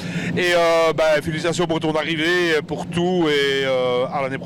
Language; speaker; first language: French; native; French